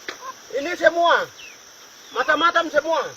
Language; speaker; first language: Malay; non-native, local second language; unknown